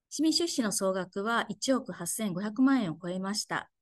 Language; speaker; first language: Japanese; native; Japanese